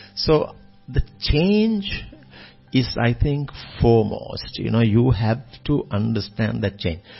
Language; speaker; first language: English; non-native, local second language; Sinhala